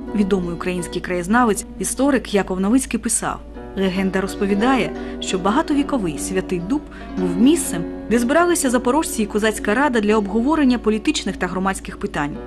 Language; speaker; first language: Ukrainian; native; Ukrainian